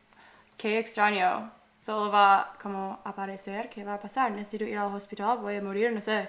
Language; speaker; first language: Spanish; non-native, learner; English